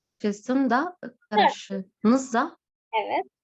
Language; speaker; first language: Turkish; non-native, learner; Arabic